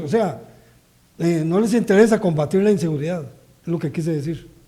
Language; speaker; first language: Spanish; native; Spanish